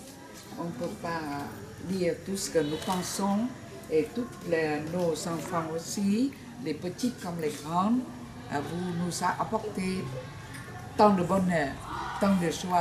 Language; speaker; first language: French; non-native, fluent; Vietnamese